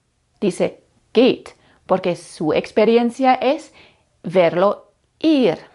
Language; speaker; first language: Spanish; non-native, fluent; German